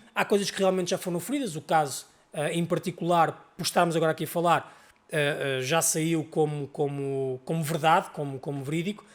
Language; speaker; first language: Portuguese; native; Portuguese